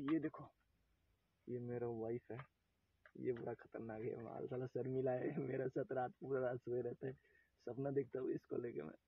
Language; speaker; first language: Hindi; non-native, local second language; Bangla